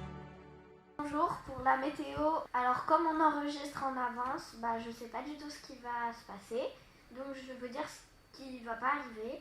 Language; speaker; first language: French; native; French